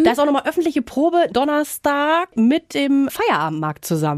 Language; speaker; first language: German; native; German